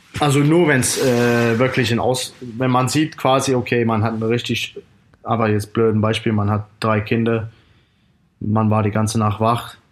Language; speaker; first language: German; non-native, fluent; English